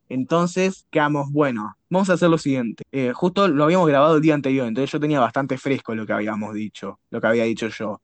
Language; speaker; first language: Spanish; native; Spanish